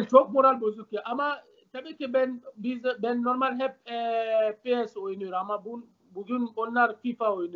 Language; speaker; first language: Turkish; non-native, learner; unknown